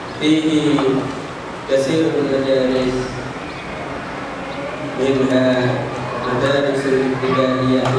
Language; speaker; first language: Arabic; non-native, learner; Indonesian